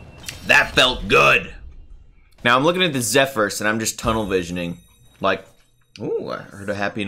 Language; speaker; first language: English; native; English